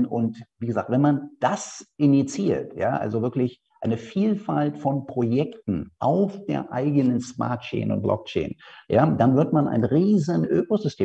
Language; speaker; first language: German; native; German